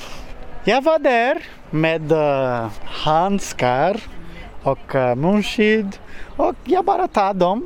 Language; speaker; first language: Swedish; non-native, learner; Portuguese